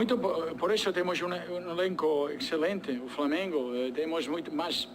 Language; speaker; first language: Portuguese; non-native, fluent; Spanish